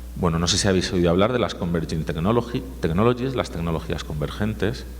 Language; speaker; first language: Spanish; native; Spanish